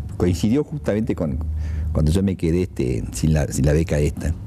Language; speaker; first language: Spanish; native; Spanish